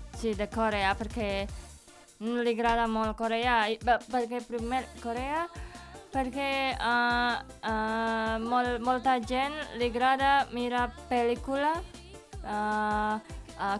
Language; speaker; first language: Catalan; non-native, learner; Indonesian